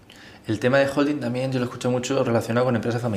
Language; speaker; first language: Spanish; native; Spanish